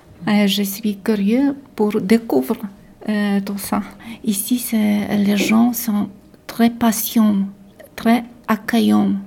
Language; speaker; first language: French; non-native, learner; Polish